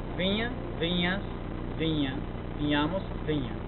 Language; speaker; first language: Portuguese; non-native, learner; English